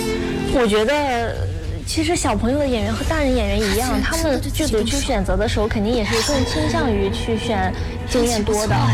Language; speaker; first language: Chinese; native; Chinese